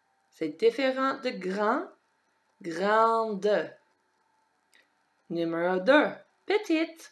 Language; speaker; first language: French; non-native, fluent; English